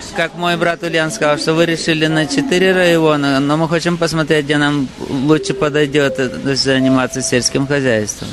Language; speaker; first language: Russian; early bilingual, heritage; Spanish